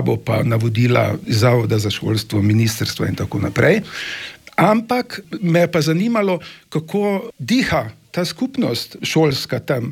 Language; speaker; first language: Slovenian; native; Slovenian